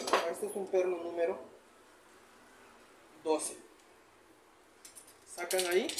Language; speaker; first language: Spanish; native; Spanish